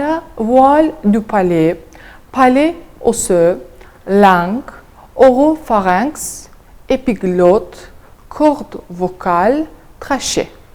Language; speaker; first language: French; non-native, fluent; Azerbaijani